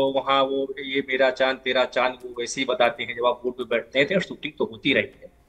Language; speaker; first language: Hindi; native; Hindi